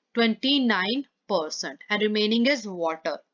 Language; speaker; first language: English; non-native, local second language; Punjabi